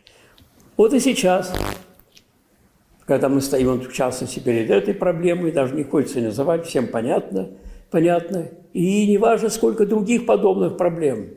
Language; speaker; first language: Russian; native; Russian